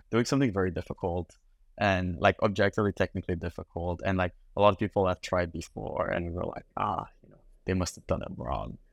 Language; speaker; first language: English; native; English